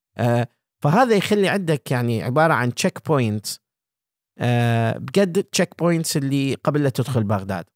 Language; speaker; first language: Arabic; native; Arabic